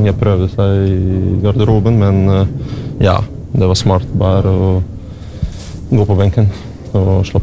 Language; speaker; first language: Norwegian; non-native, learner; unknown